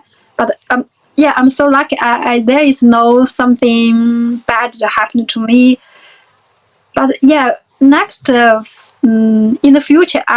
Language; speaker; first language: English; non-native, fluent; Chinese